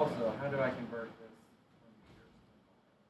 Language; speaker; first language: English; native; English